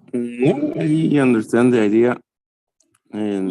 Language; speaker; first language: English; non-native, learner; Spanish